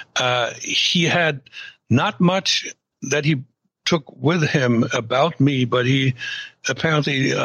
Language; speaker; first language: English; non-native, fluent; German